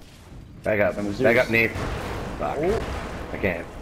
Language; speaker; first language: English; native; English